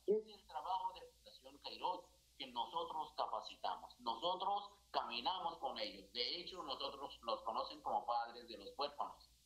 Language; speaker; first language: Spanish; non-native, fluent; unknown